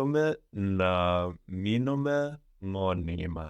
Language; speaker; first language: Greek; non-native, learner; English